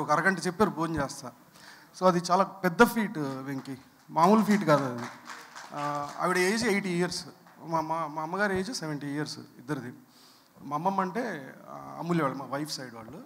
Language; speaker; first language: Telugu; native; Telugu